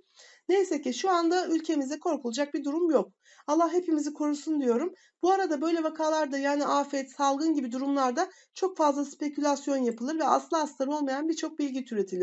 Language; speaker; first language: Turkish; native; Turkish